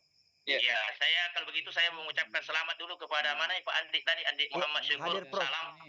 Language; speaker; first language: Indonesian; native; Indonesian